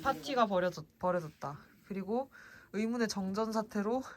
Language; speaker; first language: Korean; native; Korean